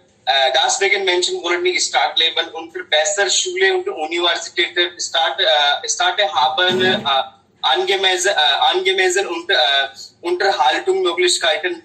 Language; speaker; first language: German; non-native, learner; Hindi